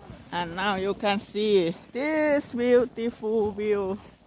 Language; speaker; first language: English; non-native, learner; Thai